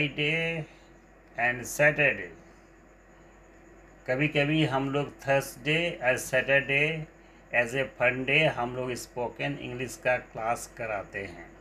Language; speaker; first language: Hindi; non-native, local second language; Bangla